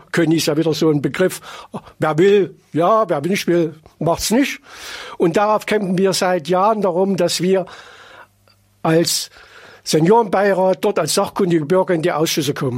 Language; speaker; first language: German; native; German